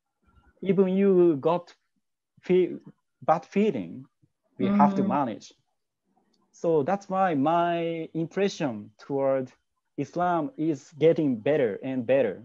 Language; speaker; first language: English; non-native, learner; Japanese